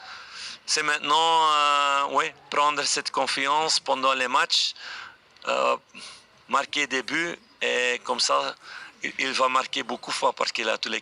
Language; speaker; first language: French; non-native, fluent; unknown